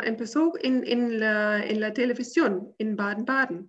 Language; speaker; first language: Spanish; non-native, fluent; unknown